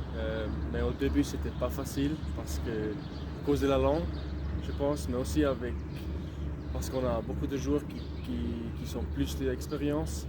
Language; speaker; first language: French; non-native, local second language; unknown